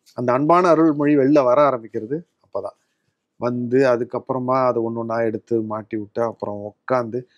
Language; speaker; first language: Tamil; native; Tamil